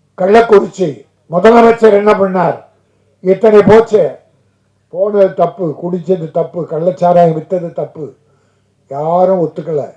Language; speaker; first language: Tamil; native; Tamil